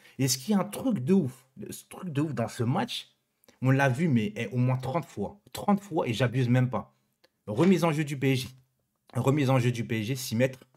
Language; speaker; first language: French; native; French